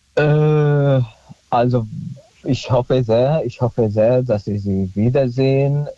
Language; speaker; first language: German; non-native, fluent; Arabic